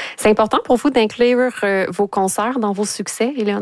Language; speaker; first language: French; native; French